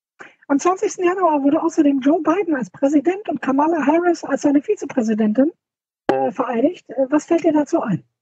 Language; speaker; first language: German; native; German